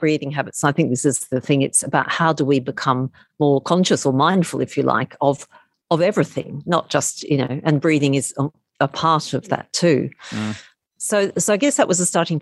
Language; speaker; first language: English; native; English